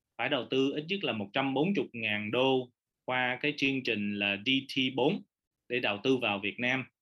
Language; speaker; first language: Vietnamese; early bilingual, heritage; Vietnamese